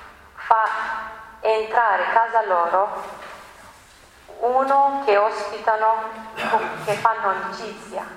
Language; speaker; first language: Italian; non-native, learner; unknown